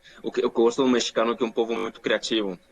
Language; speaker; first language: Portuguese; non-native, fluent; Spanish